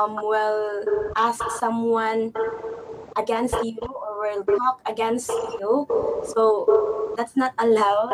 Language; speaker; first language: English; non-native, fluent; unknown